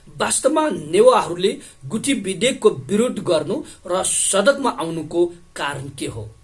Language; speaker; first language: Nepali; non-native, local second language; Newari